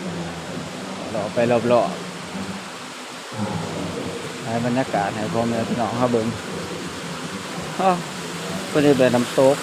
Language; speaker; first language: Thai; non-native, local second language; Northeastern Thai